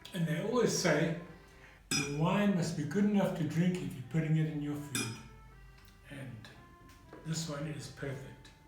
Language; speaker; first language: English; native; English